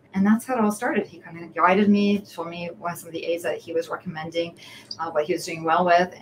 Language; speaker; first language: English; native; English